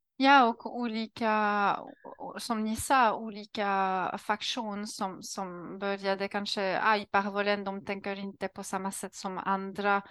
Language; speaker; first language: Swedish; non-native, learner; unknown